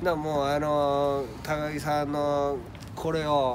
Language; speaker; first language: Japanese; native; Japanese